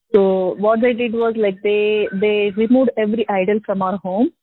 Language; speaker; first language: English; non-native, local second language; Telugu